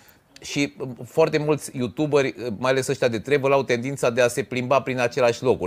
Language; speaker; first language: Romanian; native; Romanian